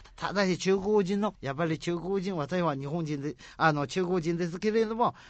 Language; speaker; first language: Japanese; non-native, fluent; Chinese